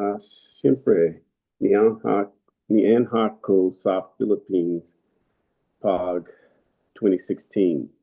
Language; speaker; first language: Cebuano; non-native, learner; English